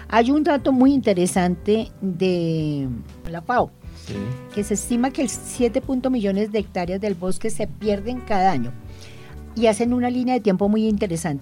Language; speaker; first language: Spanish; native; Spanish